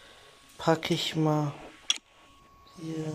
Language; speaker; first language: German; non-native, learner; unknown